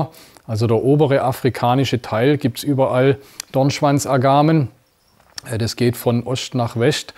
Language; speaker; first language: German; native; German